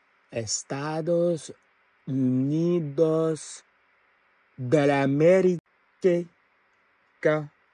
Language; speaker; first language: Spanish; non-native, learner; English